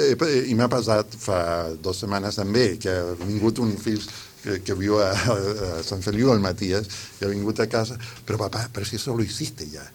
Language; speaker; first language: Catalan; non-native, fluent; Spanish